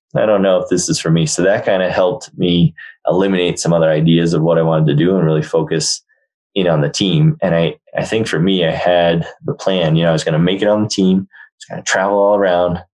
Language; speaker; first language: English; native; English